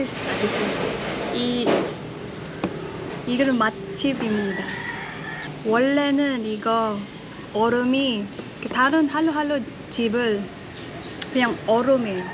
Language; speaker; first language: Korean; non-native, learner; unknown